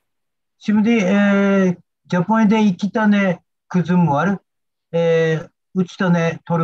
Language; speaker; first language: Turkish; non-native, learner; Japanese